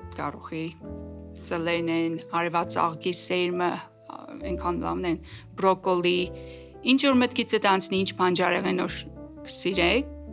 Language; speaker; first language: Armenian; native; Armenian